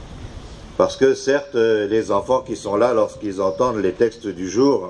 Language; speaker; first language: French; native; French